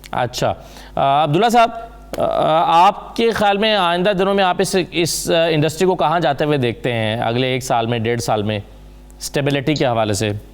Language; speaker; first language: Urdu; native; Urdu